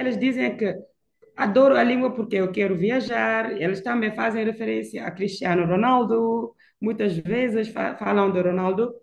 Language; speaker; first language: Portuguese; non-native, fluent; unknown